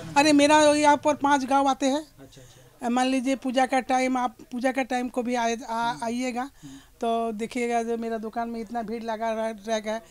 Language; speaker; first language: Hindi; native; Hindi